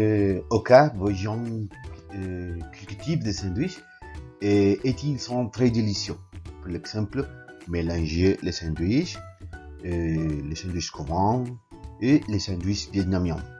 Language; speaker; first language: French; non-native, learner; Spanish